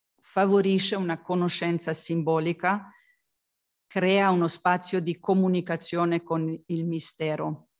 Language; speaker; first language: Italian; non-native, fluent; Slovenian